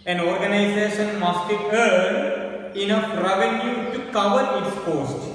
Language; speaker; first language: English; non-native, local second language; Malayalam